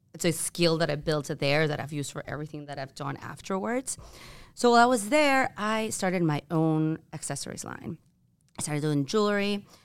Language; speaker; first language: English; non-native, fluent; Spanish